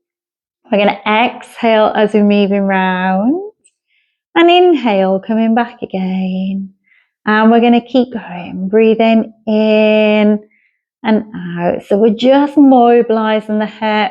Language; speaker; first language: English; native; English